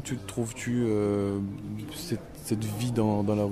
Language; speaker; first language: French; native; French